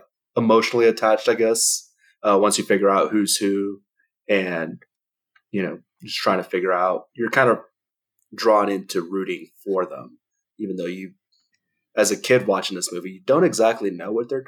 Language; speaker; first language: English; early bilingual, other home language; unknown